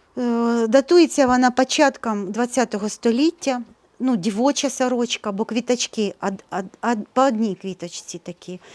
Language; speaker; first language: Ukrainian; non-native, local second language; Russian